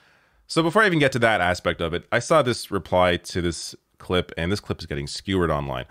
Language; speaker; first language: English; native; English